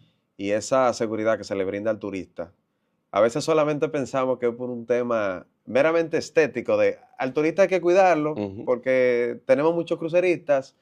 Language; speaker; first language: Spanish; native; Spanish